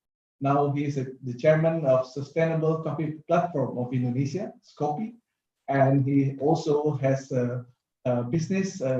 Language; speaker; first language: English; non-native, fluent; Indonesian